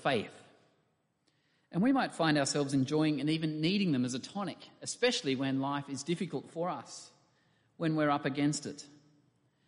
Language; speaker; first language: English; native; English